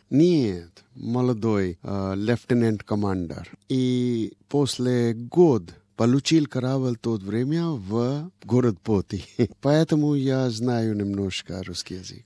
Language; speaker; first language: Russian; non-native, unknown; Punjabi